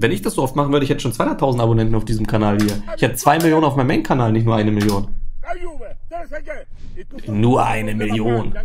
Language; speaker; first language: German; native; German